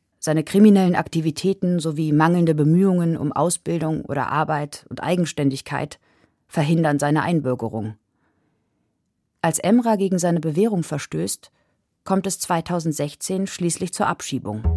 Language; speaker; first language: German; native; German